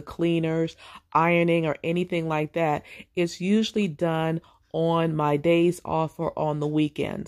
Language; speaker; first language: English; native; English